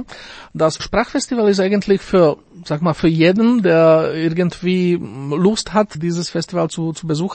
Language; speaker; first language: German; non-native, fluent; Slovak